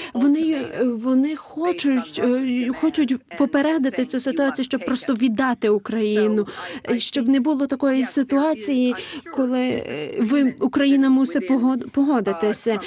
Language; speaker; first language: Ukrainian; non-native, fluent; English